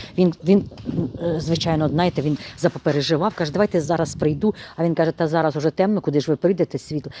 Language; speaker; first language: Ukrainian; non-native, local second language; Russian